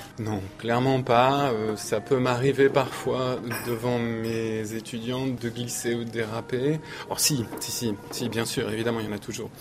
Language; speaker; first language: French; native; French